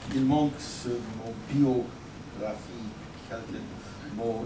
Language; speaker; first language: French; non-native, learner; English